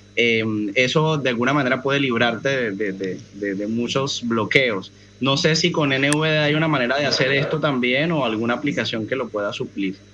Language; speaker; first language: Spanish; native; Spanish